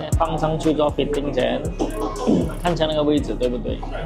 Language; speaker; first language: Chinese; native; Chinese